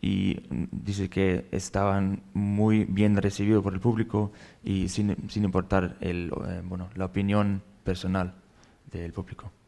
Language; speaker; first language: Spanish; non-native, fluent; German